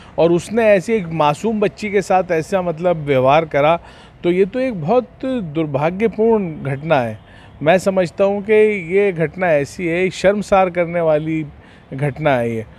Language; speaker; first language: Hindi; native; Hindi